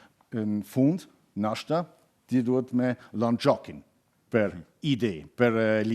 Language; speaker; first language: Albanian; non-native, learner; German